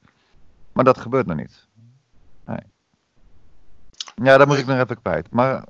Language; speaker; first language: Dutch; native; Dutch